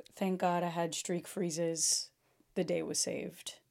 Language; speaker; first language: English; early bilingual, other home language; Portuguese